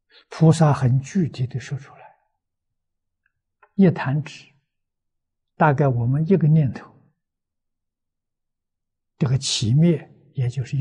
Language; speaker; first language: Chinese; native; Chinese